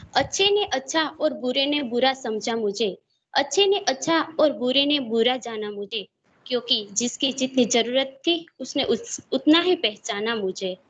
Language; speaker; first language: Hindi; non-native, local second language; Gujarati